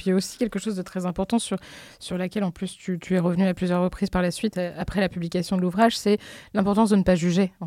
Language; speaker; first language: French; native; French